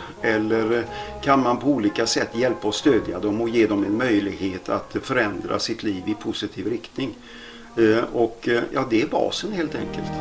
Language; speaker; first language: Swedish; native; Swedish